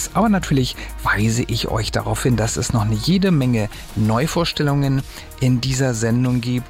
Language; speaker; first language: German; native; German